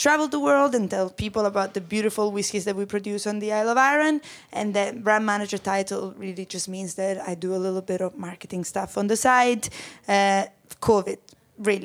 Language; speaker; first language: English; non-native, fluent; Italian